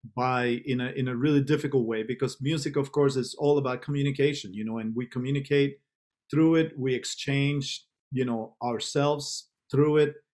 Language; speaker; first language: English; non-native, fluent; Spanish